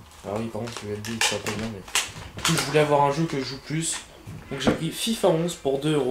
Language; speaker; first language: French; native; French